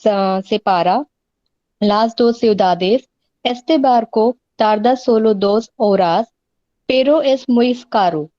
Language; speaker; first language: Spanish; non-native, learner; Hindi